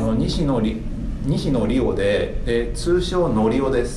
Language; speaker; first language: Japanese; native; Japanese